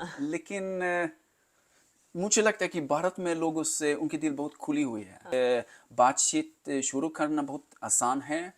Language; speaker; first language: Hindi; non-native, learner; Swedish